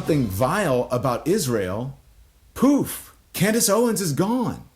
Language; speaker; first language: English; native; English